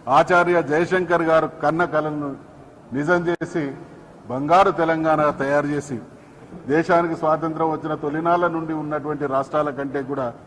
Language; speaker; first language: Telugu; native; Telugu